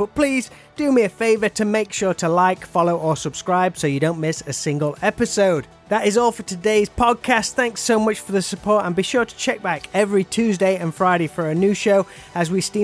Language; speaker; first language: English; native; English